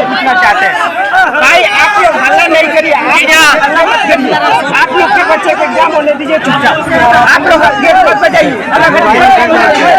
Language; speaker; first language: Hindi; native; Hindi